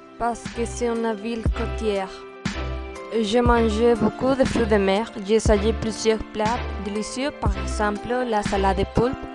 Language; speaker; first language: French; non-native, learner; Spanish